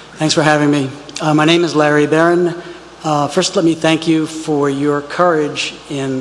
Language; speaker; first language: English; native; English